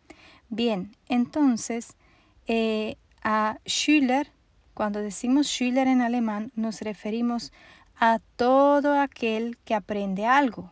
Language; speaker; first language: Spanish; non-native, fluent; German